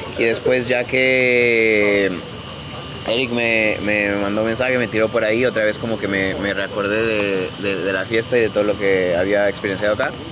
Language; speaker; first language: Spanish; early bilingual, heritage; Spanish